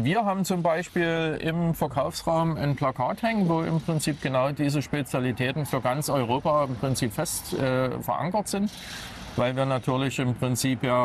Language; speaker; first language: German; native; German